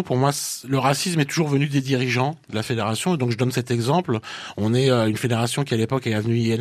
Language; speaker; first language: French; native; French